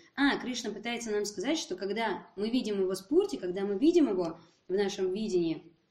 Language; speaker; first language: Russian; native; Russian